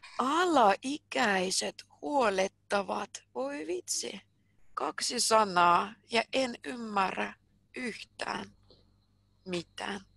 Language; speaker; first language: Finnish; non-native, fluent; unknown